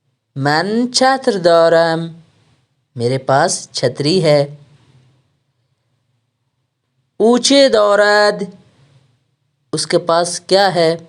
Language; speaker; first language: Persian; non-native, fluent; Urdu